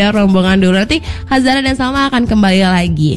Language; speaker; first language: Indonesian; native; Indonesian